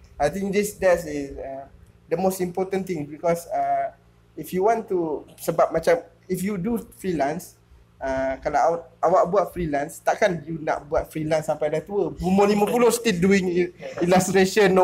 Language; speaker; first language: English; non-native, local second language; Malay